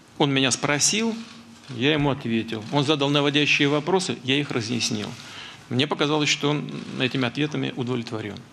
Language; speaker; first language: Russian; native; Russian